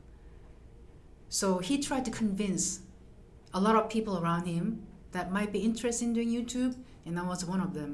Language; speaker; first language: English; non-native, fluent; Korean